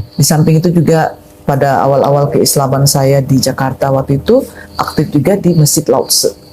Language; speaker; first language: Indonesian; native; Indonesian